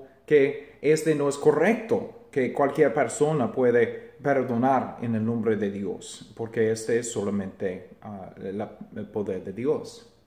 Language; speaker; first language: Spanish; non-native, fluent; English